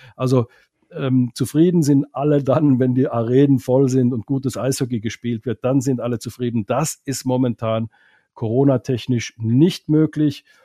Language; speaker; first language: German; non-native, fluent; Finnish